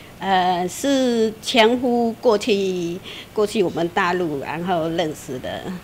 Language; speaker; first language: Chinese; native; Chinese